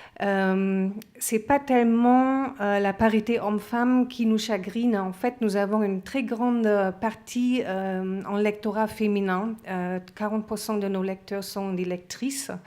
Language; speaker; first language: French; non-native, fluent; German